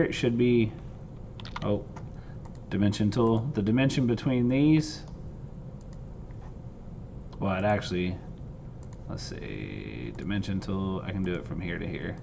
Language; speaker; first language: English; native; English